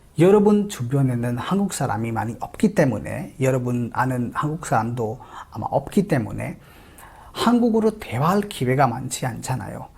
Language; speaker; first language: Korean; non-native, fluent; Hindi